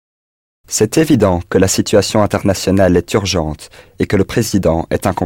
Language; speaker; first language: French; non-native, learner; English